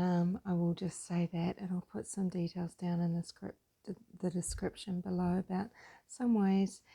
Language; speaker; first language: English; native; English